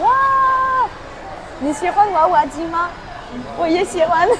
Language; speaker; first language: Chinese; non-native, learner; French